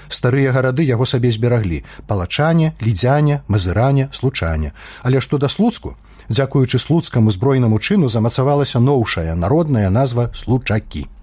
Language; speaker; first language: Belarusian; native; Belarusian